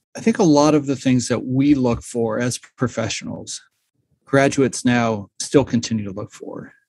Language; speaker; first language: English; native; English